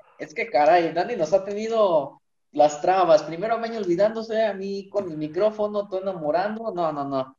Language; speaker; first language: Spanish; native; Spanish